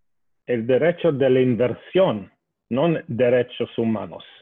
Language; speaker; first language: Spanish; non-native, fluent; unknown